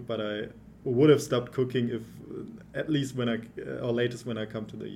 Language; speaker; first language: English; non-native, fluent; German